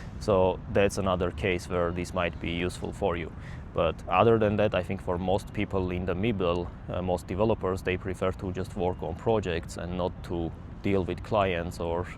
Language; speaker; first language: English; non-native, fluent; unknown